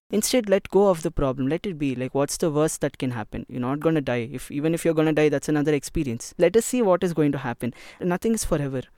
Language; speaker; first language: English; non-native, local second language; Kannada